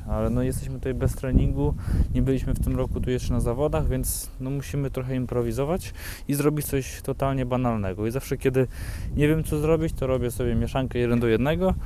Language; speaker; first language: Polish; native; Polish